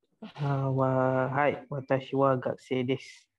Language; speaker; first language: Japanese; non-native, learner; Malay